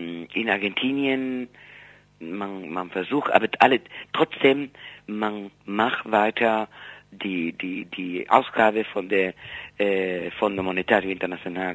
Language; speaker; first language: German; non-native, fluent; Spanish